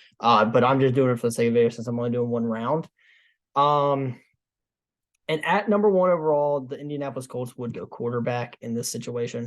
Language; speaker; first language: English; native; English